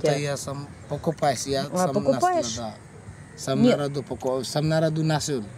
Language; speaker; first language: Russian; non-native, learner; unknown